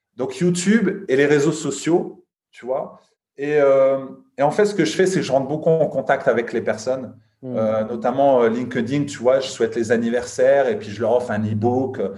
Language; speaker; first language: French; native; French